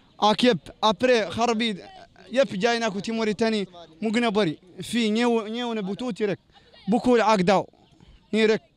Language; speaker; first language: Wolof; non-native, learner; Arabic